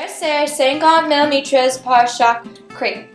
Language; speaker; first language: French; non-native, learner; English